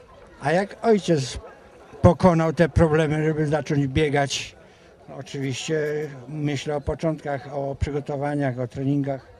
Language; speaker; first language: Polish; native; Polish